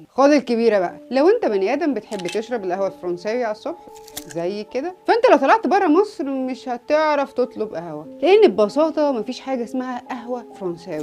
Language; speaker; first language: Arabic; native; Arabic